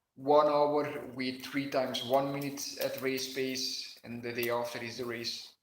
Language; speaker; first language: English; non-native, fluent; Dutch